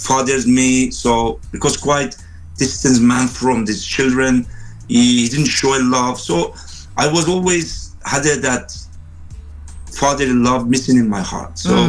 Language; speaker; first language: English; non-native, fluent; Persian